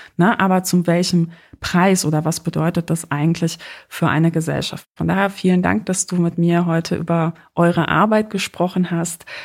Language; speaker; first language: German; early bilingual, other home language; Polish